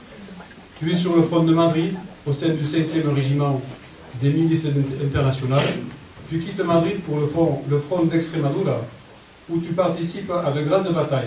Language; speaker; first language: French; native; French